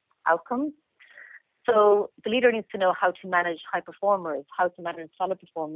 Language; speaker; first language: English; native; English